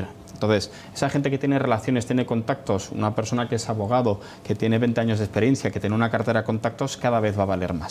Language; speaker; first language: Spanish; native; Spanish